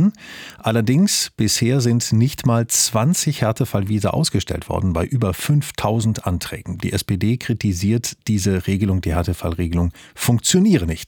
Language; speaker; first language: German; native; German